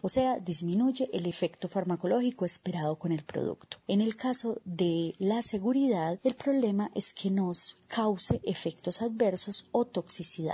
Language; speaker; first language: Spanish; native; Spanish